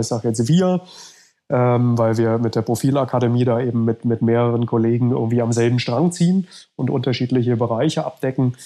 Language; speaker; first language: German; native; German